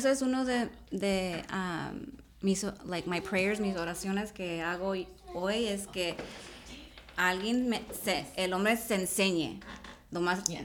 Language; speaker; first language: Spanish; early bilingual, heritage; Spanish